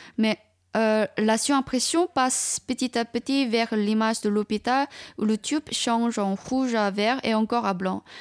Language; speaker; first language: French; non-native, fluent; Chinese